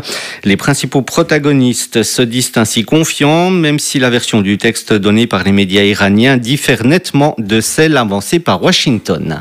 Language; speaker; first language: French; native; French